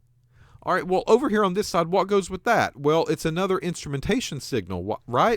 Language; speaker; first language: English; native; English